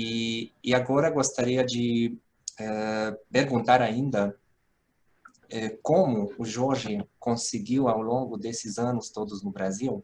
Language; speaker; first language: Portuguese; non-native, fluent; Hungarian